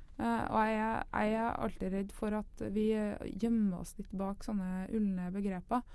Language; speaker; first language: Norwegian; native; Norwegian